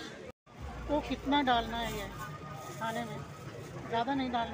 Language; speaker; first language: Hindi; non-native, local second language; Malayalam